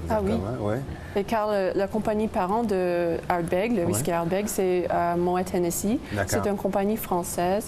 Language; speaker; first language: French; non-native, local second language; English